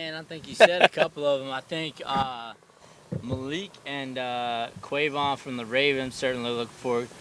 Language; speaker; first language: English; native; English